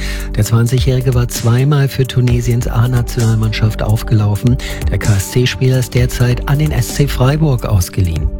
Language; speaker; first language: German; native; German